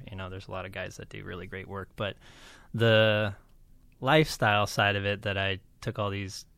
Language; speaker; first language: English; native; English